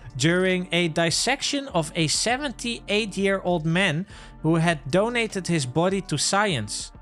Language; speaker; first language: English; non-native, fluent; Dutch